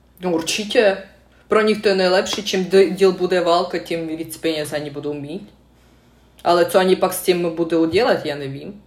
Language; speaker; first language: Czech; non-native, fluent; Russian